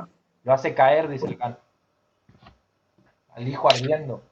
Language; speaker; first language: Spanish; native; Spanish